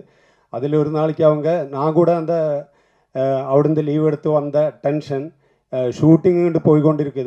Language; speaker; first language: Tamil; non-native, learner; Malayalam